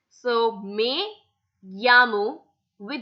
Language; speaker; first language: Spanish; non-native, fluent; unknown